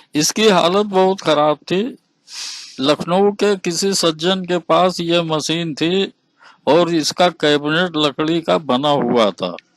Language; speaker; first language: Hindi; native; Hindi